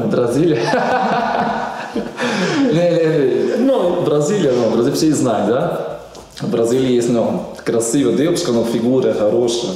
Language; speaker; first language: Russian; non-native, learner; Portuguese